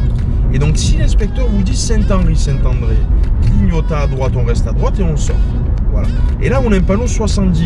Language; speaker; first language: French; native; French